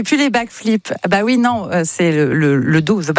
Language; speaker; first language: French; native; French